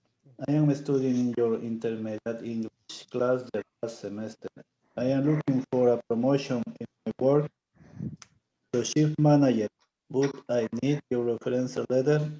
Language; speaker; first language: English; non-native, learner; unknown